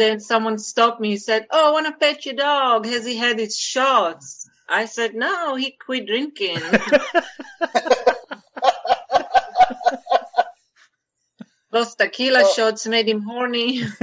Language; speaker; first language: English; non-native, fluent; Hebrew